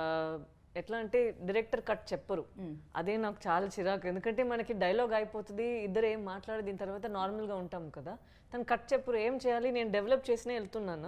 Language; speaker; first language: Telugu; non-native, fluent; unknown